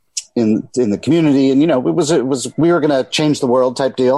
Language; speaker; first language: English; native; English